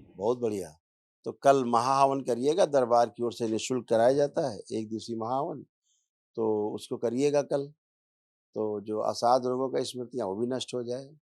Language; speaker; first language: Hindi; native; Hindi